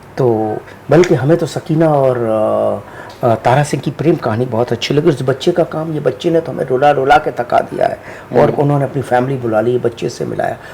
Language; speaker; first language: Hindi; native; Hindi